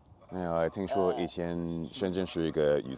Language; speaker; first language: Chinese; non-native, fluent; English